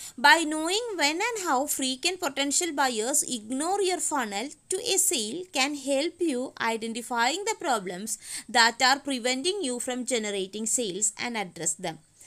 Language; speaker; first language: English; non-native, local second language; Malayalam